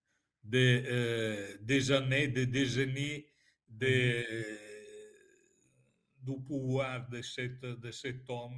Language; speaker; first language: French; non-native, fluent; Italian